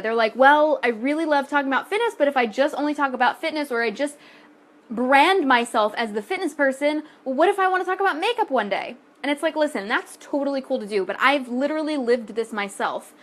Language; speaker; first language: English; native; English